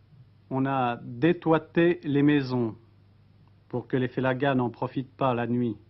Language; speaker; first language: French; native; French